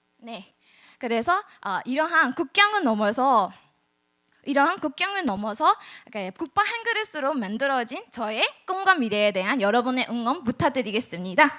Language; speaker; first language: Korean; non-native, fluent; Burmese